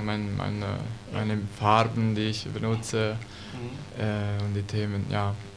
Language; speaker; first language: German; non-native, learner; Italian